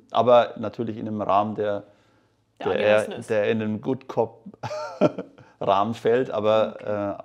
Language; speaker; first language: German; native; German